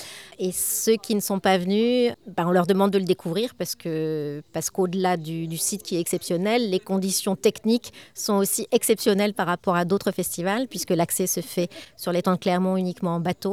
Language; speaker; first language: French; native; French